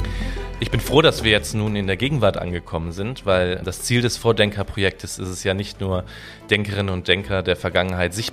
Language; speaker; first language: German; native; German